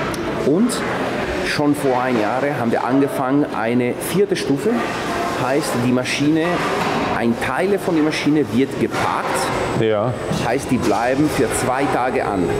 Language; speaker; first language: German; non-native, fluent; Italian